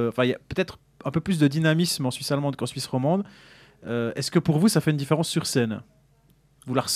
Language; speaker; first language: French; native; French